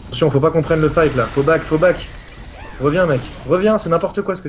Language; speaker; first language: French; native; French